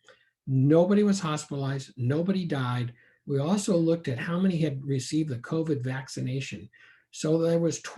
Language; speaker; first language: English; native; English